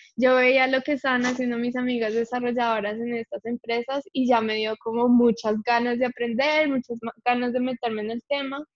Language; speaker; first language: Spanish; early bilingual, heritage; English